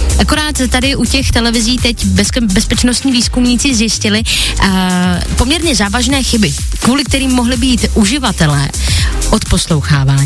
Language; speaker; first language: Czech; native; Czech